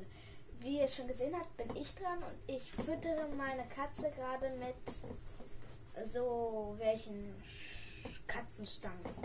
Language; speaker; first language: German; early bilingual, other home language; Russian